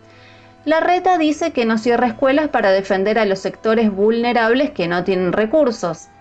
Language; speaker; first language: Spanish; native; Spanish